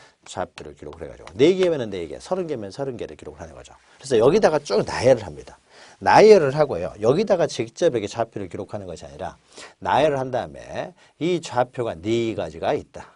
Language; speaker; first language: Korean; native; Korean